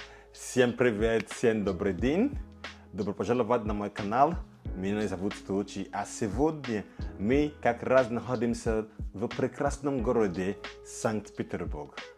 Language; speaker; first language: Russian; non-native, learner; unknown